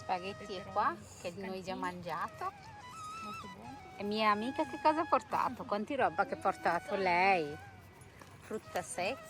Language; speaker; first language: Italian; non-native, learner; Bangla